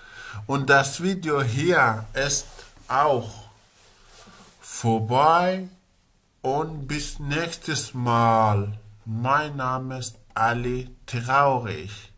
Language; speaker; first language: German; non-native, learner; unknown